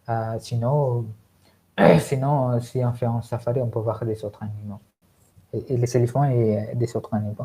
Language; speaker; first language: French; non-native, fluent; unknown